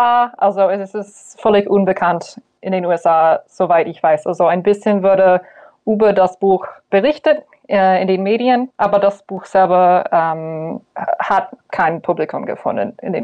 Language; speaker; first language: German; non-native, fluent; English